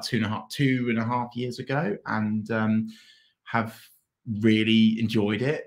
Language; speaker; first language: English; native; English